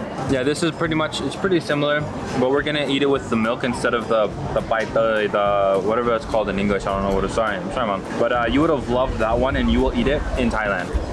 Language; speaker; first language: English; native; English